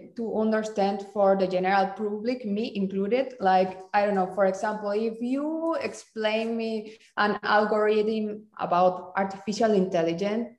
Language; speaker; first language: English; non-native, fluent; Spanish